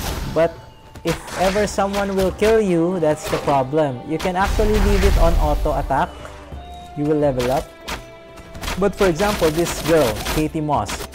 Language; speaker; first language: English; non-native, local second language; Filipino